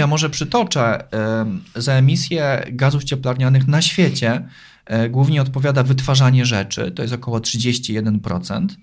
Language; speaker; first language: Polish; native; Polish